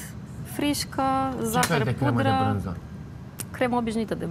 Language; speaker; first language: Romanian; native; Romanian